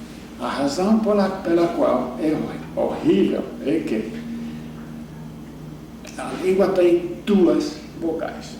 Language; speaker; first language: Portuguese; non-native, fluent; English